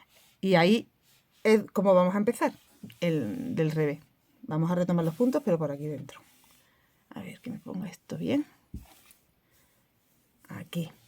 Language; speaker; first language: Spanish; native; Spanish